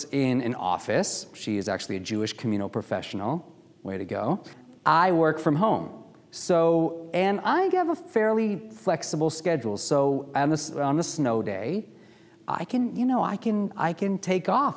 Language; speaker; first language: English; native; English